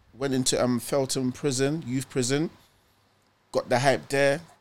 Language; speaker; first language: English; early bilingual, other home language; German